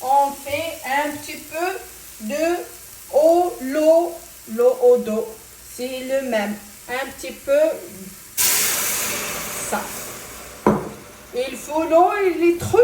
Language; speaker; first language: French; non-native, local second language; Arabic